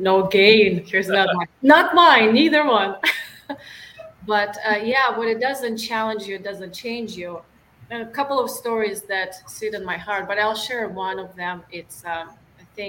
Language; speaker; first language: English; non-native, fluent; Russian